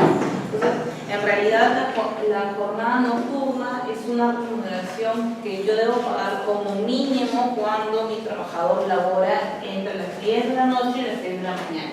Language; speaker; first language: Spanish; native; Spanish